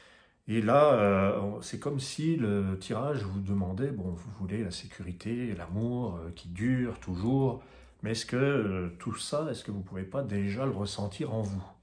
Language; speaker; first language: French; native; French